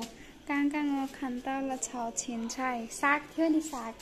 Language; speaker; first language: Chinese; non-native, learner; Nepali